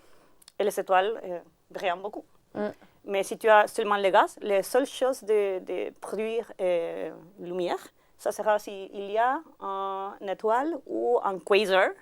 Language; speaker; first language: French; non-native, learner; Spanish